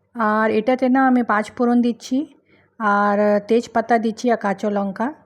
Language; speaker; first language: Bangla; non-native, local second language; Hindi